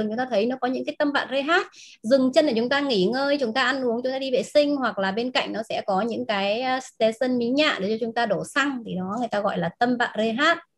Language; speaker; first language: Vietnamese; native; Vietnamese